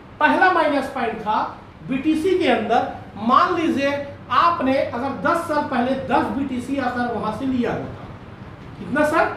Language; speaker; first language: Hindi; native; Hindi